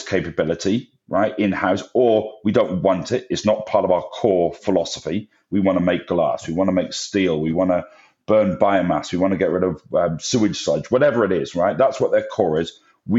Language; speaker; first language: English; native; English